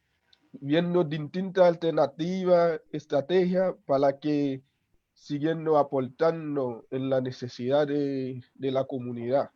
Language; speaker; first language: Spanish; non-native, local second language; Haitian Creole